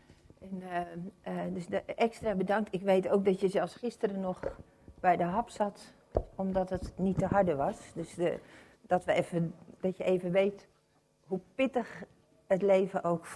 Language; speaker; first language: Dutch; native; Dutch